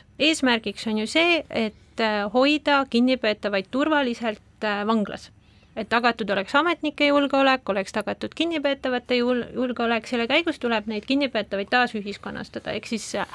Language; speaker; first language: Estonian; native; Estonian